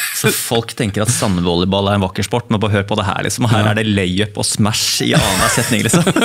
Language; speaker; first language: Norwegian; native; Norwegian